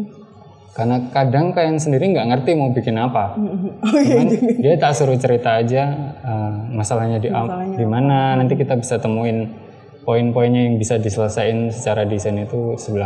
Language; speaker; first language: Indonesian; native; Indonesian